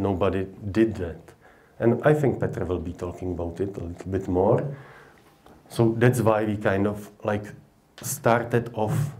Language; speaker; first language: English; non-native, fluent; Czech